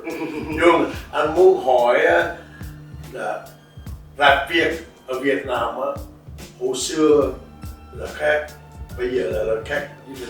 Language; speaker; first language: Vietnamese; early bilingual, heritage; Vietnamese